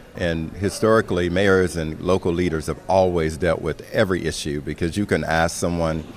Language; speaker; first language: English; native; English